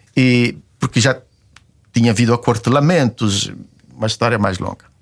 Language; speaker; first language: Portuguese; non-native, local second language; Kabuverdianu